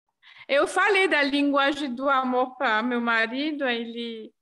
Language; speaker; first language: Portuguese; non-native, fluent; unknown